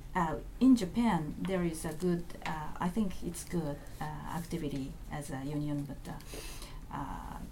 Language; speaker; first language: English; non-native, learner; Japanese